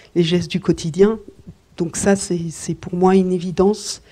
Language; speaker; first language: French; native; French